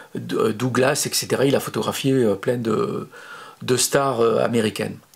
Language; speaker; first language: French; native; French